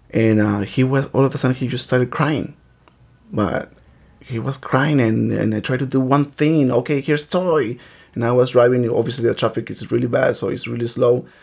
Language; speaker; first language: English; early bilingual, other home language; Spanish